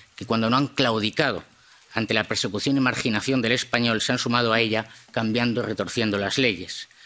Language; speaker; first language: Spanish; native; Spanish